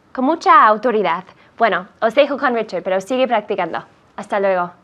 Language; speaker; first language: Spanish; non-native, fluent; English